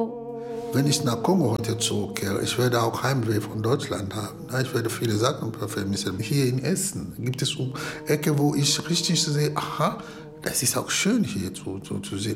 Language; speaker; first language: German; non-native, fluent; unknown